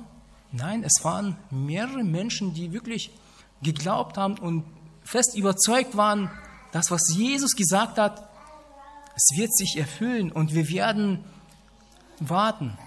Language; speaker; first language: German; non-native, fluent; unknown